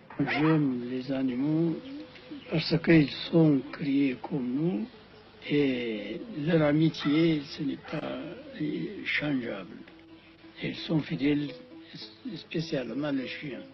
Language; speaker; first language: French; non-native, fluent; Amharic